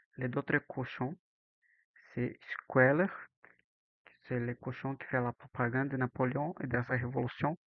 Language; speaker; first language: French; non-native, learner; Portuguese